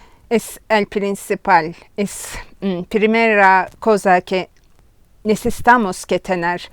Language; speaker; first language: Spanish; non-native, fluent; Turkish